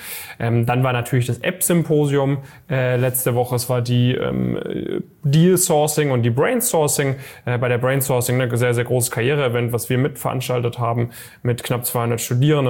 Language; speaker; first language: German; native; German